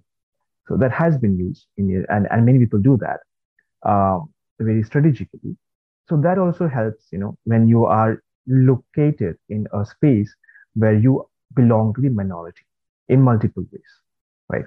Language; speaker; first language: English; non-native, local second language; Nepali